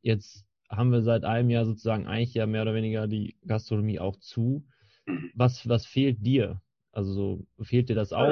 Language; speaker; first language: German; native; German